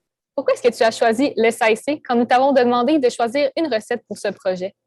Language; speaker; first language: French; native; French